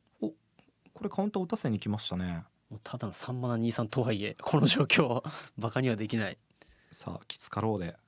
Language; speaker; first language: Japanese; native; Japanese